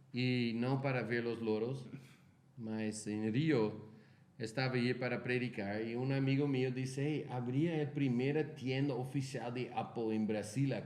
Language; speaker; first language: Spanish; non-native, fluent; Portuguese